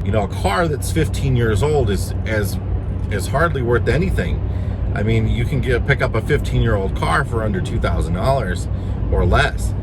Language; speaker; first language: English; native; English